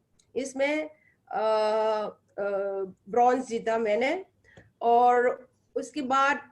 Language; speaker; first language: Hindi; non-native, local second language; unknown